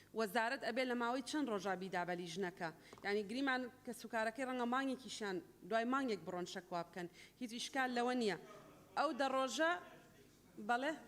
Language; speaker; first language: Central Kurdish; native; Central Kurdish